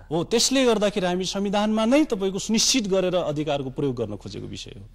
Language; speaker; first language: Nepali; non-native, local second language; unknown